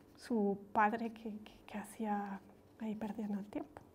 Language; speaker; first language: Spanish; non-native, fluent; German